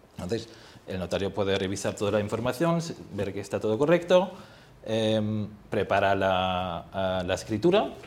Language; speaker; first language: Spanish; non-native, fluent; German